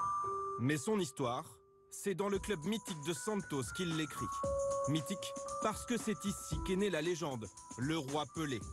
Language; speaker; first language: French; native; French